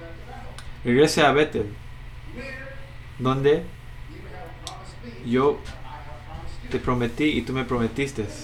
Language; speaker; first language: Spanish; non-native, fluent; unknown